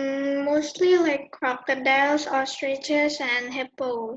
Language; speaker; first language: English; non-native, learner; Indonesian